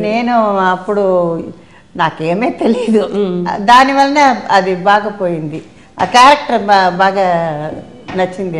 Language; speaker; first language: Telugu; non-native, local second language; Tamil